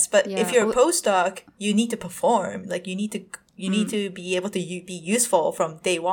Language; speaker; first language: English; non-native, fluent; Japanese